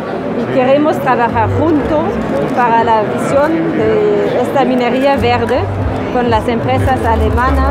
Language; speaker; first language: Spanish; non-native, fluent; German